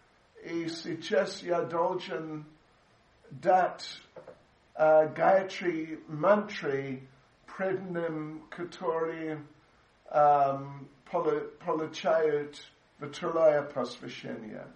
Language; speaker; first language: Russian; non-native, learner; English